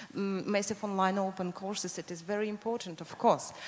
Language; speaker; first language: English; non-native, fluent; Russian